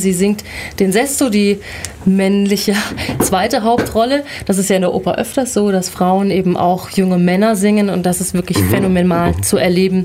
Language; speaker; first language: German; native; German